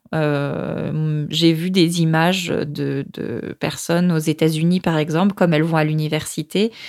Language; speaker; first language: French; native; French